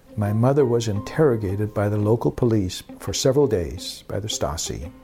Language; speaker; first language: English; early bilingual, other home language; German